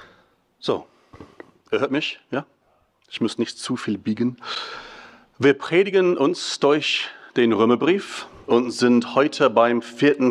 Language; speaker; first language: German; non-native, fluent; English